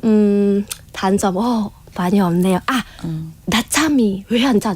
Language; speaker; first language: Korean; non-native, fluent; Vietnamese